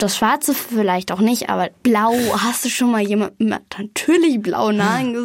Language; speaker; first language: German; native; German